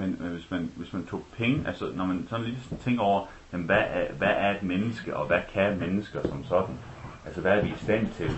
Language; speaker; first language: Danish; native; Danish